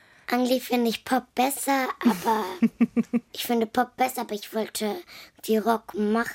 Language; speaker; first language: German; early bilingual, other home language; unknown